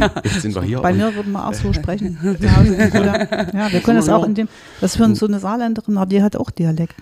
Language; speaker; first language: German; native; German